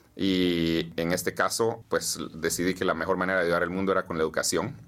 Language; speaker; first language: Spanish; native; Spanish